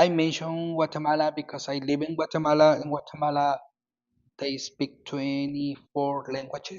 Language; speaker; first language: English; non-native, learner; Spanish